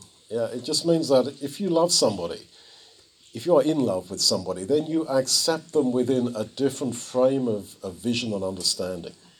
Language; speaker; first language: English; native; English